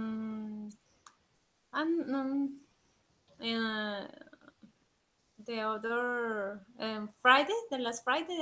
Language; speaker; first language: English; non-native, learner; Spanish